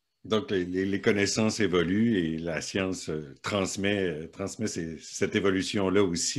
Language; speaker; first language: French; native; French